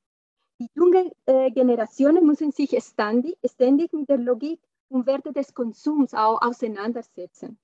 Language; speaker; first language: German; non-native, fluent; Spanish